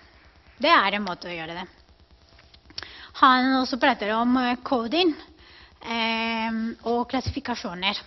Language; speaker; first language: Norwegian; non-native, fluent; Spanish